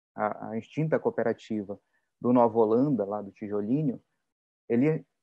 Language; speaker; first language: Portuguese; native; Portuguese